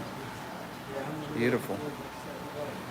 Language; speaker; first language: English; native; English